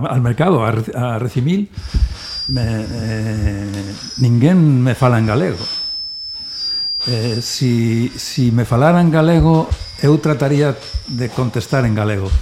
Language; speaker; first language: Galician; non-native, learner; Spanish